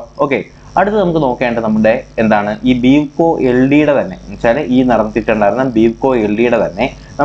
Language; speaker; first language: Malayalam; native; Malayalam